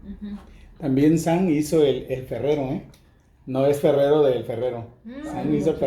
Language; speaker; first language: Spanish; native; Spanish